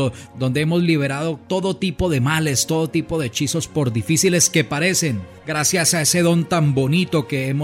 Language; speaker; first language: Spanish; native; Spanish